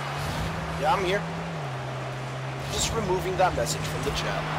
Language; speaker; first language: English; native; English